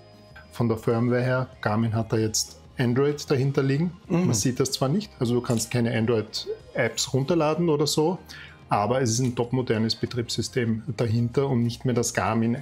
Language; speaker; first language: German; native; German